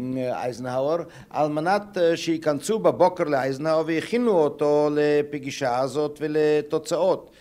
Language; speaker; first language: Hebrew; non-native, fluent; German